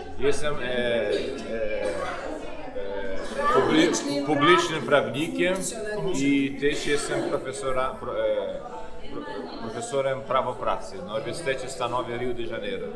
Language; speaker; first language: Polish; non-native, learner; Portuguese